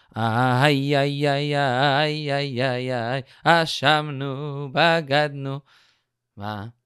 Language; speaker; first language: Hebrew; native; Hebrew